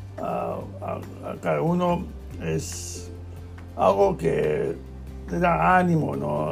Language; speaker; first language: Spanish; non-native, learner; English